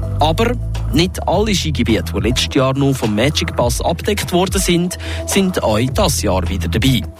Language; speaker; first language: German; native; German